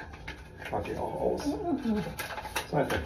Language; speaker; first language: German; native; German